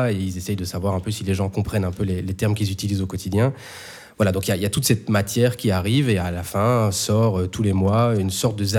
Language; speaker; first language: French; native; French